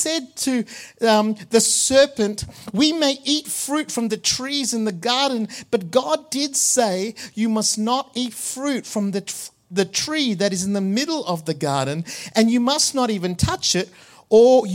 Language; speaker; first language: English; early bilingual, other home language; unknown